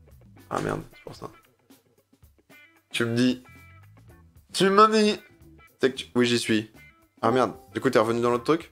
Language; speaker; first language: French; native; French